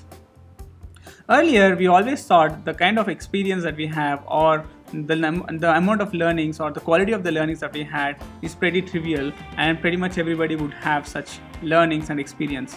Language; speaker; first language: English; non-native, local second language; Telugu